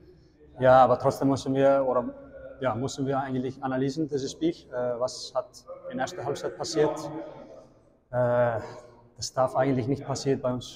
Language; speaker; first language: German; non-native, fluent; Icelandic